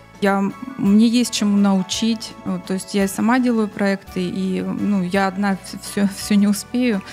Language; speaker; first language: Russian; native; Russian